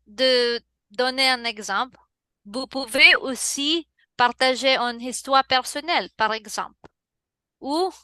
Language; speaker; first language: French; non-native, learner; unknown